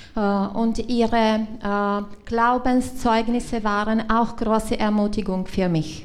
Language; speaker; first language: German; non-native, learner; Czech